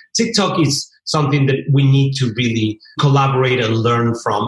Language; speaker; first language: English; early bilingual, other home language; Spanish